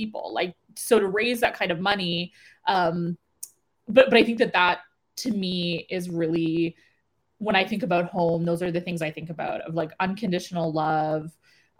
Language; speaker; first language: English; native; English